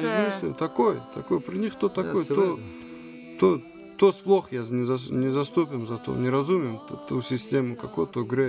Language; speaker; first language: Slovenian; non-native, learner; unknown